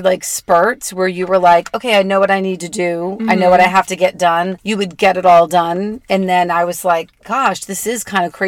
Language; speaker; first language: English; native; English